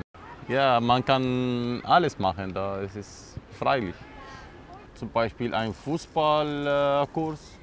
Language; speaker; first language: German; non-native, learner; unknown